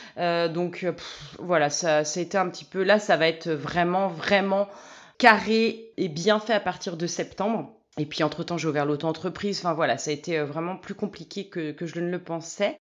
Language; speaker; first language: French; native; French